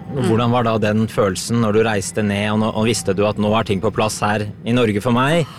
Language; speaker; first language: Norwegian; native; Norwegian